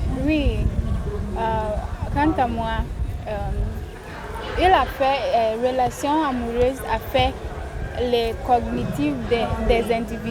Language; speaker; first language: French; non-native, learner; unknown